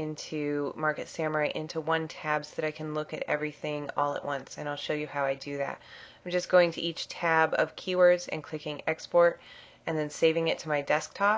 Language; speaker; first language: English; native; English